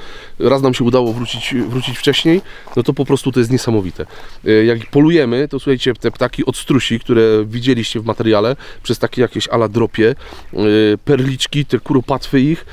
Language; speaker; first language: Polish; native; Polish